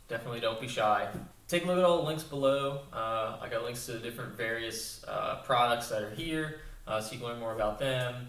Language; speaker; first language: English; native; English